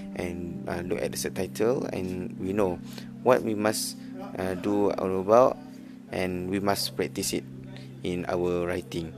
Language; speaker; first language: English; non-native, learner; Malay